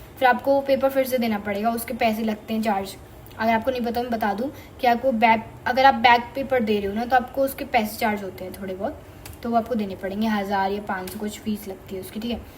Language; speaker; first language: Hindi; native; Hindi